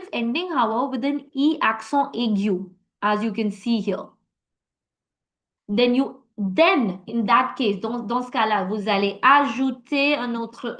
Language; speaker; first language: French; non-native, fluent; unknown